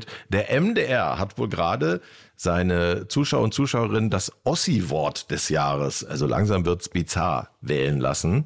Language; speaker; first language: German; native; German